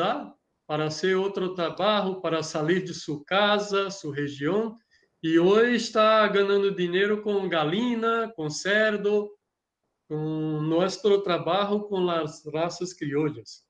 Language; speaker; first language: Spanish; non-native, learner; Portuguese